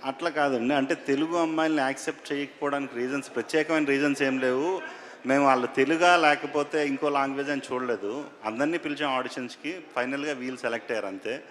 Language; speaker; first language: Telugu; native; Telugu